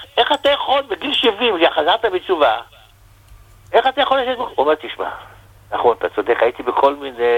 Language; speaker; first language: Hebrew; non-native, fluent; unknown